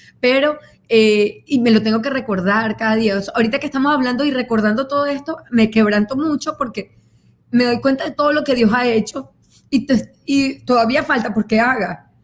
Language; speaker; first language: Spanish; native; Spanish